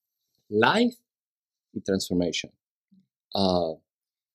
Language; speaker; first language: English; non-native, learner; Spanish